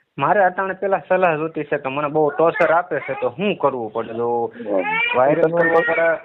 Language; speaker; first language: Gujarati; native; Gujarati